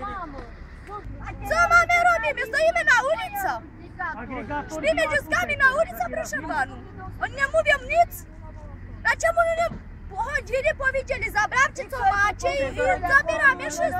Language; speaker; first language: Polish; non-native, learner; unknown